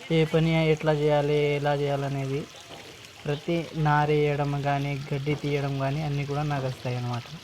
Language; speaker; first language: Telugu; non-native, local second language; Lambadi